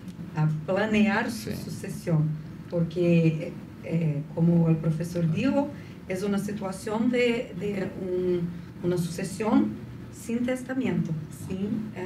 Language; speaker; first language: Spanish; non-native, fluent; Portuguese